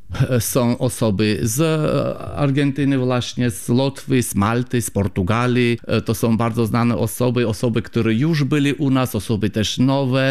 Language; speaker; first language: Polish; non-native, fluent; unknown